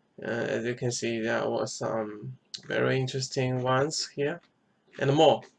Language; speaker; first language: English; non-native, fluent; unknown